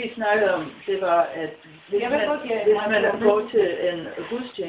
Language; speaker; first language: Danish; non-native, fluent; English